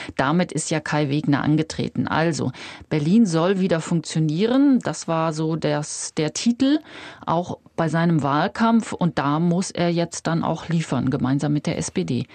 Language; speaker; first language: German; native; German